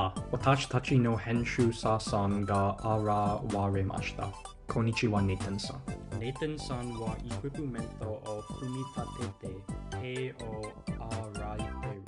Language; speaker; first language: Japanese; non-native, learner; English